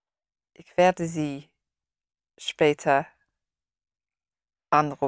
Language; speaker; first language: German; non-native, learner; English